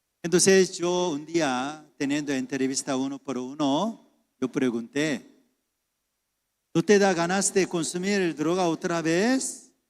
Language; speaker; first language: Spanish; non-native, fluent; Korean